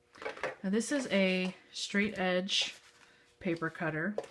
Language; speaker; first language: English; native; English